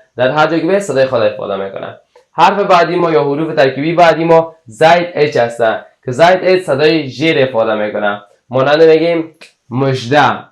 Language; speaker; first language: Persian; native; Persian